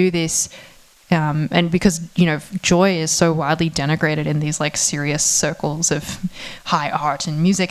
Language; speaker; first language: English; native; English